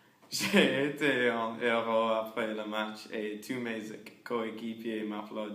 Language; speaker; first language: French; non-native, learner; English